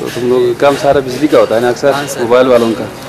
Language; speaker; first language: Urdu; non-native, local second language; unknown